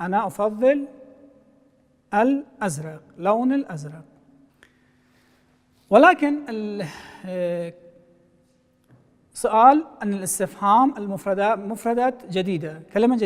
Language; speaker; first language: Arabic; non-native, fluent; Persian